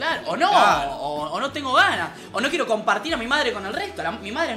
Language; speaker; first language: Spanish; native; Spanish